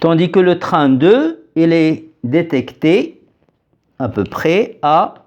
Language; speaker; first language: French; non-native, local second language; Arabic